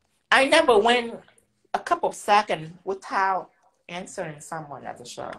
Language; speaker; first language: English; non-native, fluent; Vietnamese